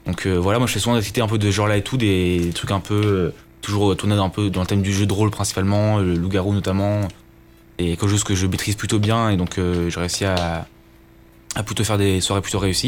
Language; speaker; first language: French; native; French